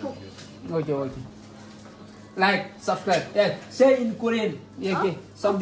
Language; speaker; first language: English; non-native, learner; Nepali